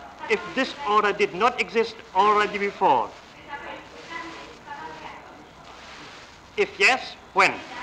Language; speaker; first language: English; non-native, fluent; German